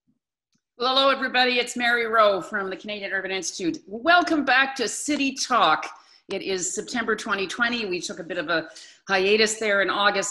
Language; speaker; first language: English; native; English